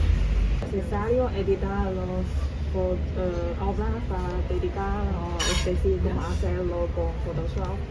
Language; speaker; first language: Spanish; non-native, learner; Chinese